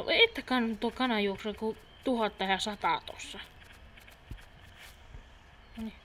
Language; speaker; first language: Finnish; native; Finnish